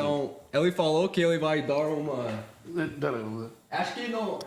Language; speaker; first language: Portuguese; non-native, fluent; English